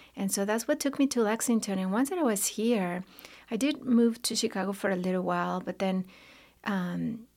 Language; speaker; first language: English; non-native, fluent; Spanish